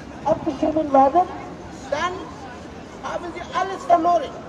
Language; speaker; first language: German; non-native, learner; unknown